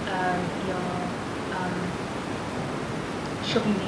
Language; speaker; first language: French; non-native, learner; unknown